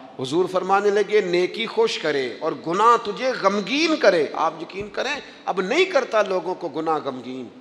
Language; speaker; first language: Urdu; non-native, local second language; Punjabi